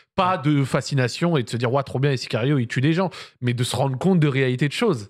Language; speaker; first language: French; native; French